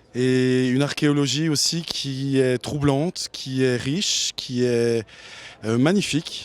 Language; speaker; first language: French; native; French